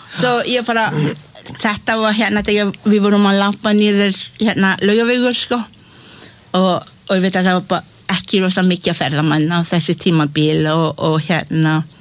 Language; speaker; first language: Icelandic; non-native, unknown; Malay